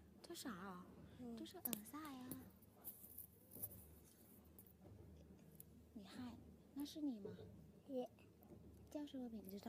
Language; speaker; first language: Chinese; non-native, fluent; Thai